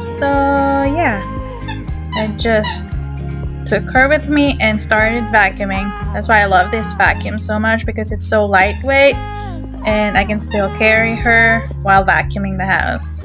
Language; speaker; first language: English; non-native, local second language; Filipino